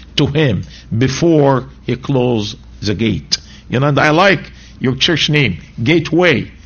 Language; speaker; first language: English; non-native, fluent; Arabic